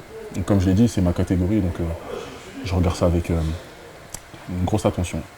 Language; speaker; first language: French; native; French